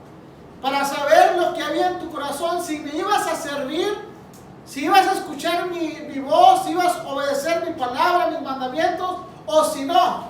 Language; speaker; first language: Spanish; native; Spanish